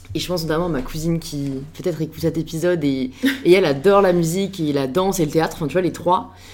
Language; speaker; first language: French; native; French